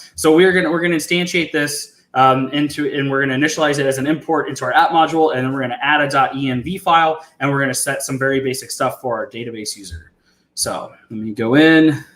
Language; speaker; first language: English; native; English